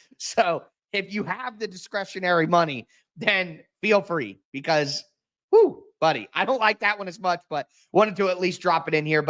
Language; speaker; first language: English; native; English